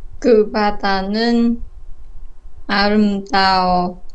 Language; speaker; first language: Korean; non-native, learner; Vietnamese